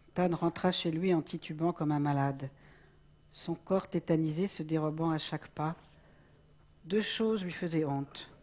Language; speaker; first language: French; native; French